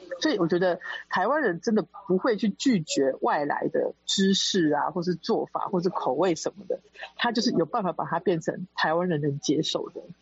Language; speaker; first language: Chinese; early bilingual, heritage; Chinese